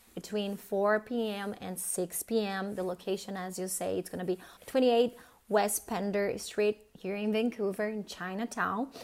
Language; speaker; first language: English; non-native, fluent; Portuguese